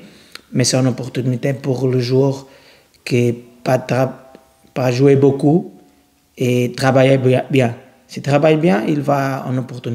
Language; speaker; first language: French; non-native, learner; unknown